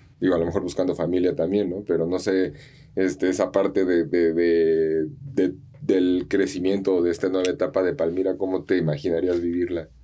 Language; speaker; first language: Spanish; native; Spanish